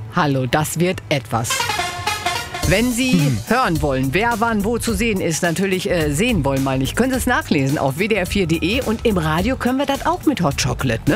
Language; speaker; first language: German; native; German